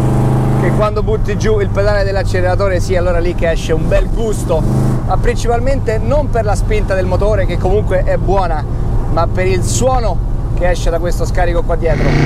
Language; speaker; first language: Italian; native; Italian